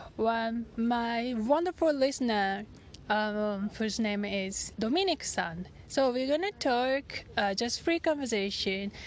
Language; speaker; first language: English; non-native, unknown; Japanese